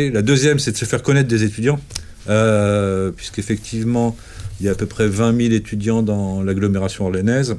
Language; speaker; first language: French; native; French